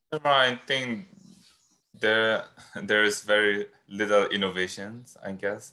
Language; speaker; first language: English; non-native, fluent; Burmese